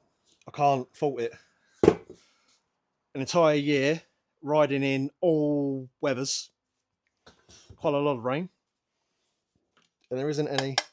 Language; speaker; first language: English; native; English